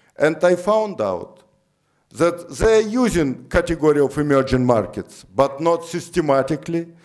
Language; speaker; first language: English; non-native, fluent; Russian